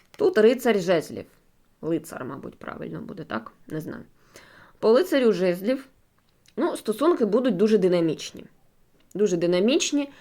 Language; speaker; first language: Ukrainian; non-native, local second language; Russian